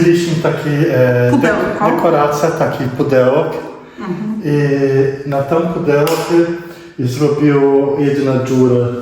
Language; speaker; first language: Polish; non-native, learner; Portuguese